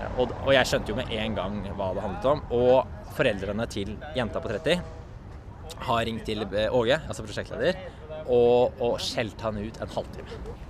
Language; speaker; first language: Norwegian; native; Norwegian